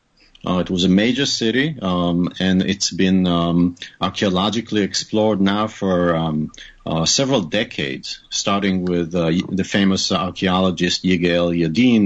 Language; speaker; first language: English; non-native, fluent; Hebrew